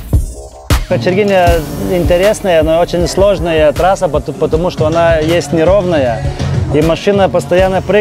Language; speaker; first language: Russian; non-native, fluent; Lithuanian